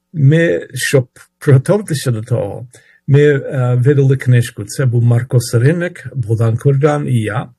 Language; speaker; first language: Ukrainian; early bilingual, heritage; Ukrainian